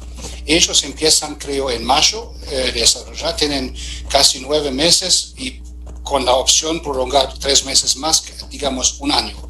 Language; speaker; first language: Spanish; non-native, fluent; German